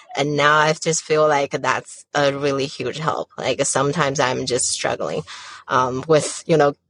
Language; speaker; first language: English; non-native, fluent; Chinese